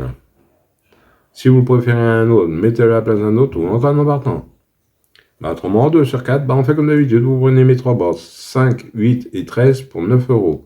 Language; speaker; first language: French; native; French